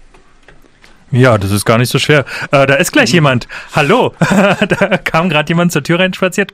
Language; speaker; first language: German; native; German